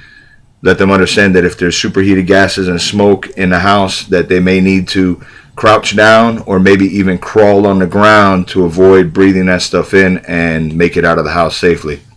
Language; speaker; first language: English; native; English